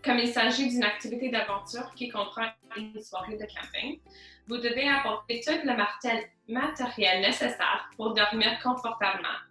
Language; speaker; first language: French; non-native, local second language; English